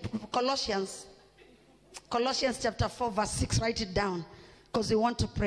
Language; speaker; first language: English; non-native, local second language; Swahili